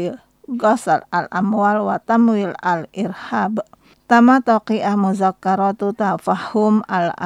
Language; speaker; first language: Arabic; non-native, fluent; Indonesian